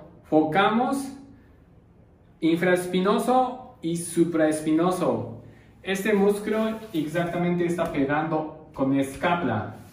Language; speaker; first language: Spanish; non-native, learner; Japanese